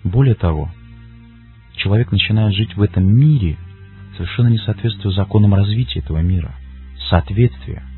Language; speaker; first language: Russian; native; Russian